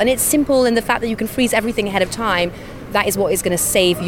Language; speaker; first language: English; native; English